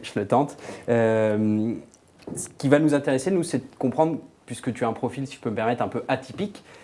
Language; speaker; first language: French; native; French